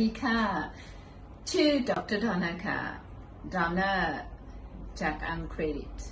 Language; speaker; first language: Thai; non-native, learner; English